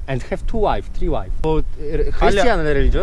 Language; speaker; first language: English; non-native, learner; Polish